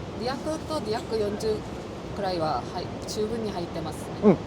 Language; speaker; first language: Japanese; non-native, fluent; Korean